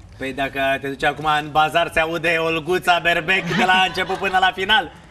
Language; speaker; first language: Romanian; native; Romanian